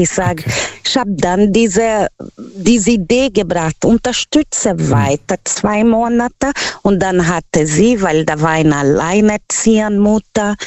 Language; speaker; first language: German; non-native, learner; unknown